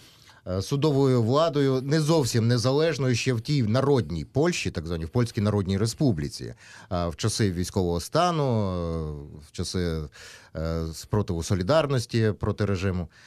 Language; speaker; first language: Ukrainian; native; Ukrainian